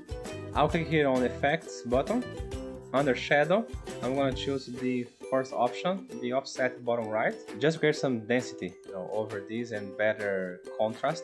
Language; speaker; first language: English; non-native, fluent; Portuguese